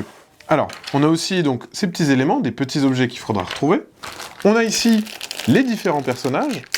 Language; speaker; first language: French; native; French